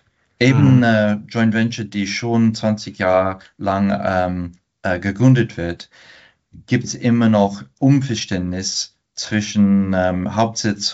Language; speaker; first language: German; non-native, fluent; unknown